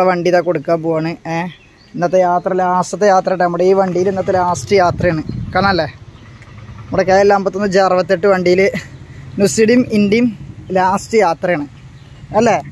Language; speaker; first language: Malayalam; native; Malayalam